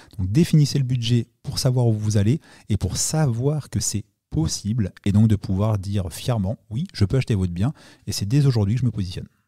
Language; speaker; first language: French; native; French